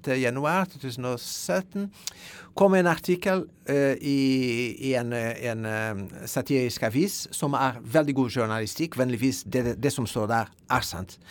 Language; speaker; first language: Norwegian; non-native, fluent; French